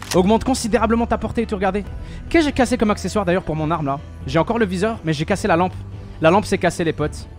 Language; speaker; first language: French; non-native, local second language; Arabic